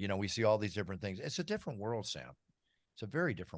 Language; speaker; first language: English; native; English